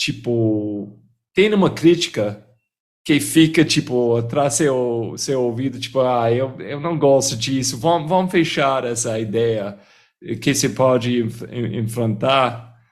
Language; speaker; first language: Portuguese; non-native, fluent; English